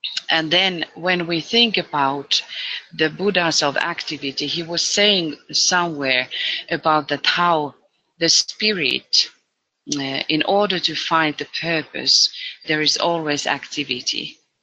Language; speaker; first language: English; non-native, fluent; Finnish